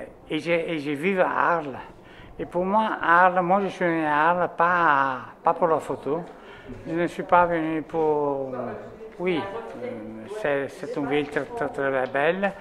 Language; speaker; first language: French; non-native, fluent; Italian